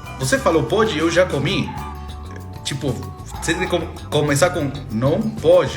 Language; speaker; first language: Portuguese; non-native, fluent; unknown